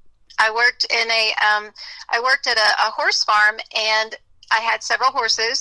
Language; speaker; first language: English; native; English